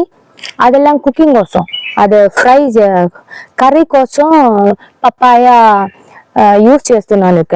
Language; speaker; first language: Telugu; non-native, learner; Malayalam